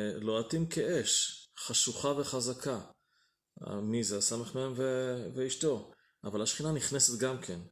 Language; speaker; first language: Hebrew; native; Hebrew